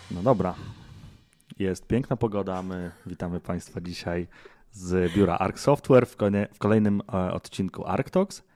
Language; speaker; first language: Polish; native; Polish